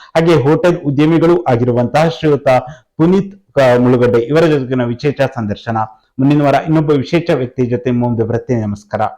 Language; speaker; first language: Kannada; native; Kannada